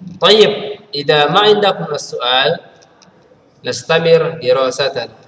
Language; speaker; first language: Arabic; non-native, fluent; Indonesian